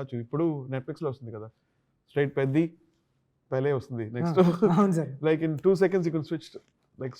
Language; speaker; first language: Telugu; non-native, learner; Tamil